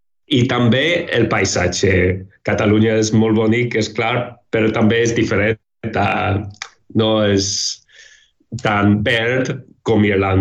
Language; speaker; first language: Catalan; non-native, learner; English